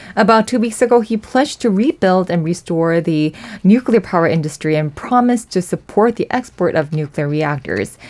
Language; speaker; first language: English; non-native, fluent; Korean